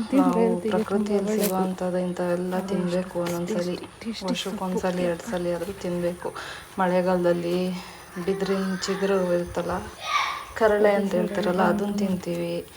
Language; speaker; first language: Kannada; non-native, local second language; Kodava